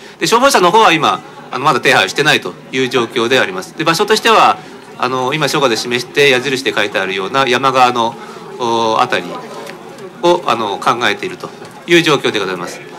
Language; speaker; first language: Japanese; native; Japanese